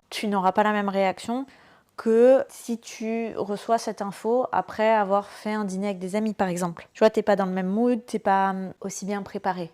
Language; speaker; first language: French; native; French